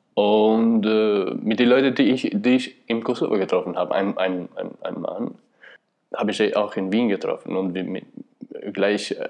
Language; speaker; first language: German; non-native, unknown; Albanian